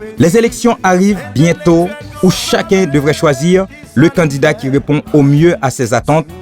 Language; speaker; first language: French; non-native, local second language; Haitian Creole